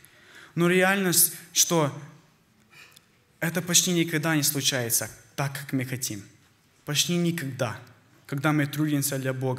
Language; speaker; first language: Russian; early bilingual, heritage; Russian